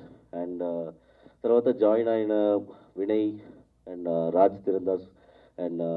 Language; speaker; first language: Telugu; non-native, learner; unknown